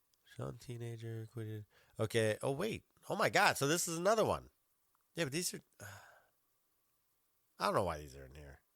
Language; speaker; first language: English; native; English